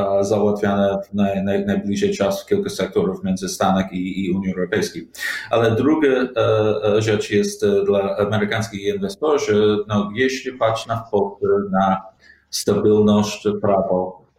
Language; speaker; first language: Polish; non-native, learner; English